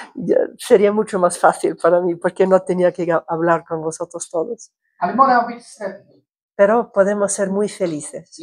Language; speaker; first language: Spanish; non-native, fluent; Croatian